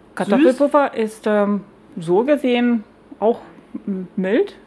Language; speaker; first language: German; non-native, fluent; Lithuanian